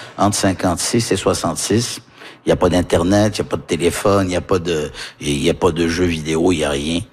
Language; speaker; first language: French; native; French